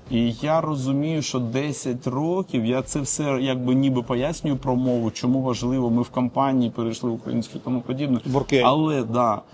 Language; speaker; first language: Ukrainian; non-native, local second language; Russian